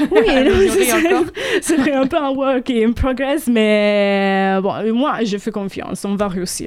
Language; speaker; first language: French; non-native, fluent; Italian